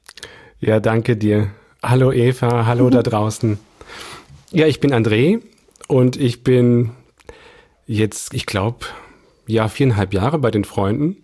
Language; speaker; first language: German; native; German